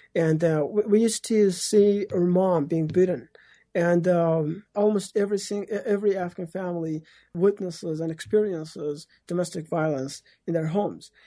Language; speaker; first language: English; non-native, fluent; Persian